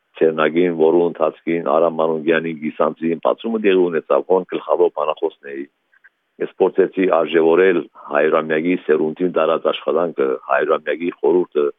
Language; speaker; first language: Armenian; early bilingual, heritage; Armenian